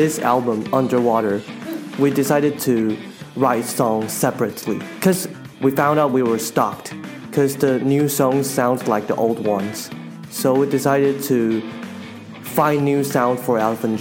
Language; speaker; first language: English; non-native, fluent; Chinese